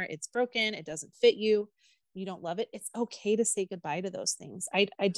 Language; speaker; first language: English; native; English